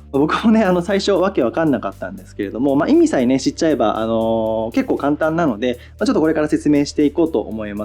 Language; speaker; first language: Japanese; native; Japanese